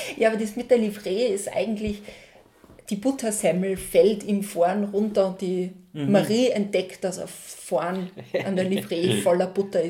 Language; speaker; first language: German; native; German